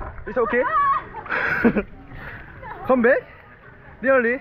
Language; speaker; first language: English; non-native, learner; Korean